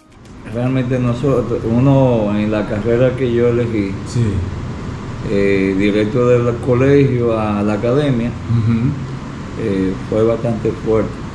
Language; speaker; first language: Spanish; early bilingual, other home language; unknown